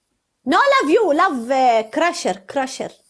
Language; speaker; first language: English; non-native, learner; Arabic